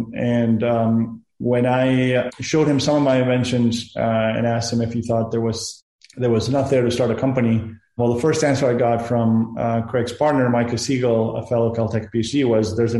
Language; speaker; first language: English; non-native, fluent; Spanish